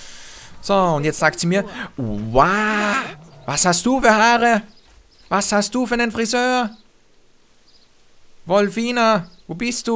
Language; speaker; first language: German; native; German